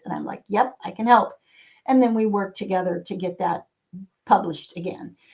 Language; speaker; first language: English; native; English